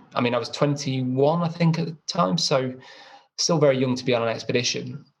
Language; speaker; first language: English; native; English